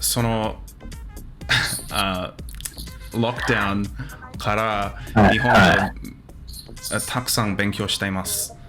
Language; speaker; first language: Japanese; non-native, learner; English